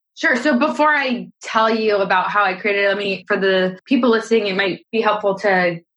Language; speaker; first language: English; native; English